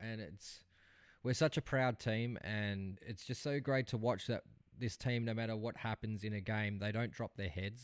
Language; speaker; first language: English; native; English